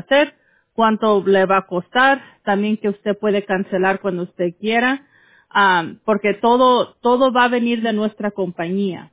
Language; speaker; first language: Spanish; early bilingual, heritage; English